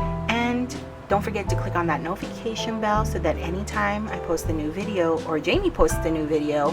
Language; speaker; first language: English; native; English